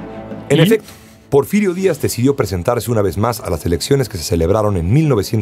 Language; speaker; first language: Spanish; native; Spanish